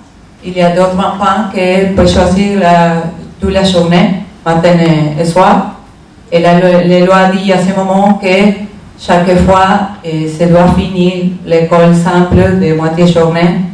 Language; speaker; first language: French; non-native, learner; Spanish